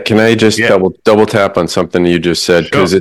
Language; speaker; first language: English; native; English